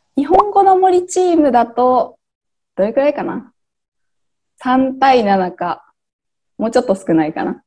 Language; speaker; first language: Japanese; native; Japanese